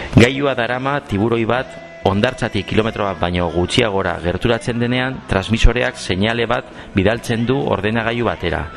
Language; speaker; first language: Basque; non-native, local second language; Spanish